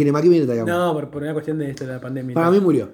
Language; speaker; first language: Spanish; native; Spanish